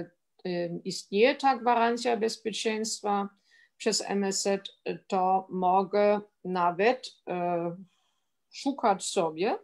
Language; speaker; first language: Polish; non-native, fluent; German